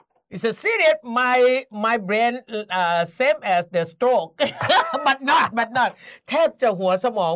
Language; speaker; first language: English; non-native, learner; Thai